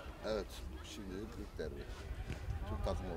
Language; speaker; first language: Turkish; early bilingual, other home language; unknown